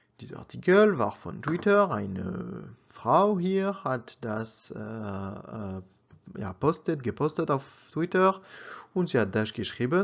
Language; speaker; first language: German; non-native, learner; French